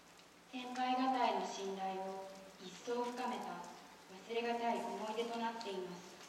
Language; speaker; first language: Japanese; native; Japanese